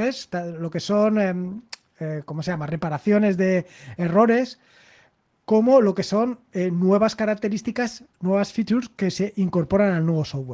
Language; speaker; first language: Spanish; native; Spanish